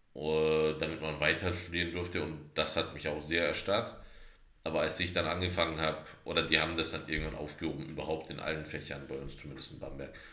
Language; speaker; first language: German; early bilingual, other home language; Turkish